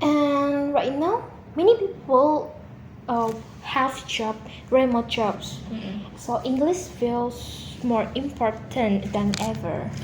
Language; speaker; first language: English; non-native, learner; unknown